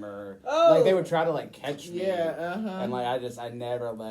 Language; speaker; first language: English; native; English